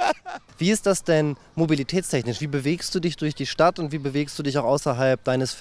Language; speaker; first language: German; native; German